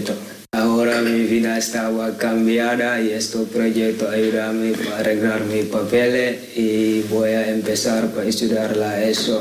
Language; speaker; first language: Spanish; non-native, learner; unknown